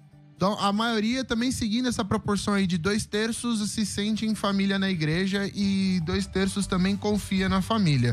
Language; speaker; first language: Portuguese; native; Portuguese